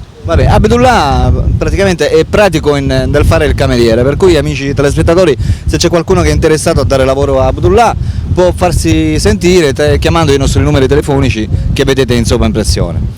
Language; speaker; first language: Italian; native; Italian